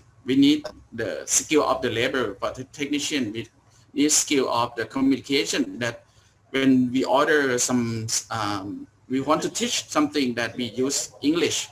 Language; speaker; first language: English; non-native, learner; Thai